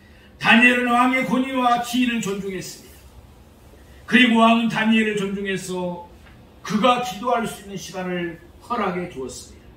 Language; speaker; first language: Korean; native; Korean